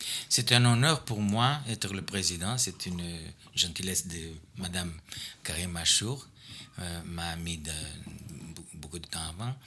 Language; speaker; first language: French; non-native, fluent; Portuguese